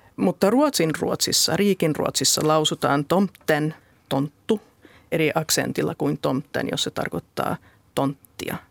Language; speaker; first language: Finnish; non-native, local second language; Swedish